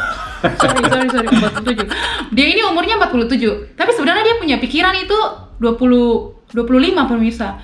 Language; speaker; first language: Indonesian; non-native, local second language; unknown